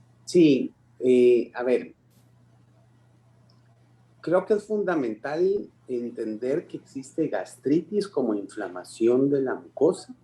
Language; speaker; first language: Spanish; native; Spanish